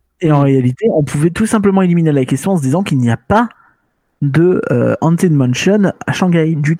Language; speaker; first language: French; native; French